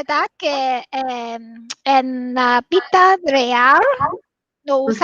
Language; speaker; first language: Spanish; non-native, learner; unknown